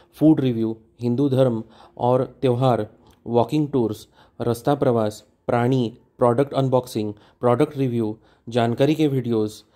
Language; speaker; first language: Hindi; non-native, local second language; Marathi